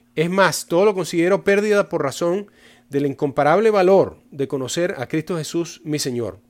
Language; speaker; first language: Spanish; non-native, fluent; English